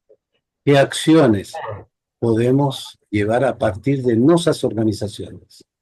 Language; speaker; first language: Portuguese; non-native, fluent; Spanish